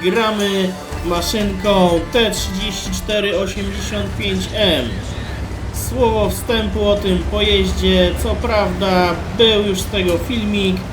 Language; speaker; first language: Polish; native; Polish